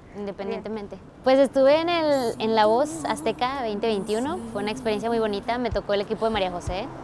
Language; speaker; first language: Spanish; native; Spanish